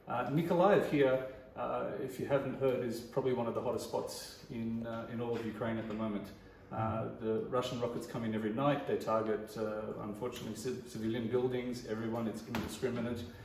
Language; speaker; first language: English; native; English